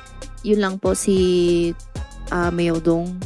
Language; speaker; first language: Filipino; non-native, learner; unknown